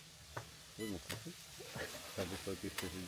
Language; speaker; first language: French; native; French